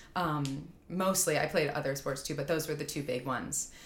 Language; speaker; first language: English; native; English